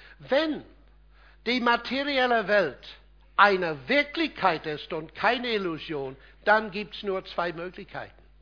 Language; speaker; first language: German; non-native, fluent; English